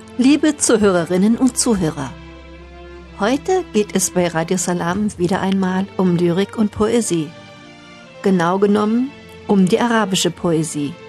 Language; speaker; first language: German; native; German